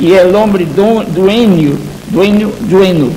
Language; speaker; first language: Spanish; non-native, fluent; Portuguese